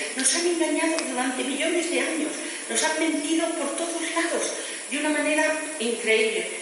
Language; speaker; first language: Spanish; native; Spanish